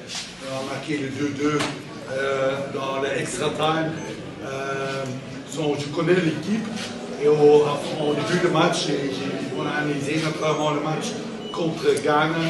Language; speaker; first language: French; non-native, fluent; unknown